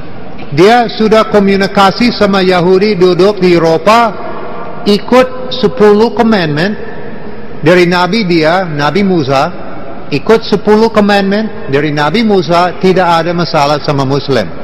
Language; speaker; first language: Indonesian; non-native, learner; English